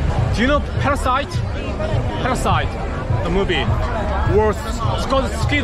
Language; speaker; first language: English; non-native, learner; Korean